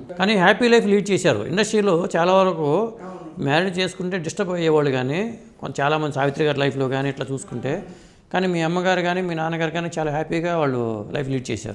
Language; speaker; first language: Telugu; native; Telugu